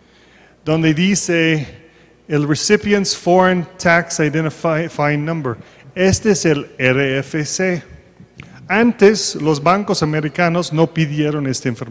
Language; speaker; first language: Spanish; non-native, fluent; English